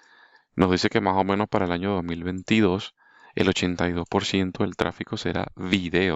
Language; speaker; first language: Spanish; native; Spanish